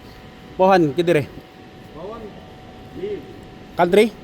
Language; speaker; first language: English; non-native, learner; Filipino